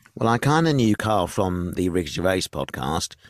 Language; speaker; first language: English; native; English